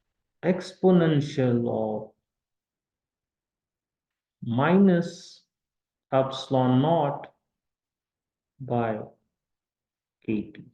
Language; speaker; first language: English; non-native, local second language; Kashmiri